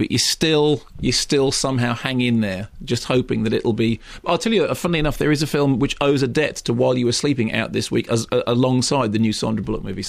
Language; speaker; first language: English; native; English